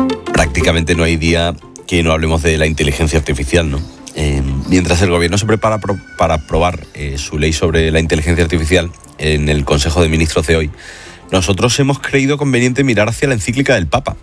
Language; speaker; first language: Spanish; native; Spanish